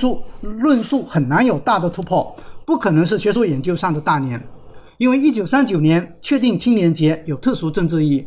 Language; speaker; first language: Chinese; native; Chinese